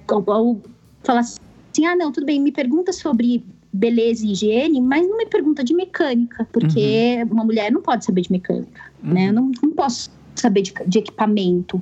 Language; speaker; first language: Portuguese; native; Portuguese